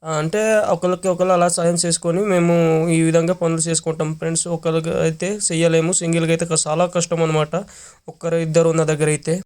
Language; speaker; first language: Telugu; non-native, local second language; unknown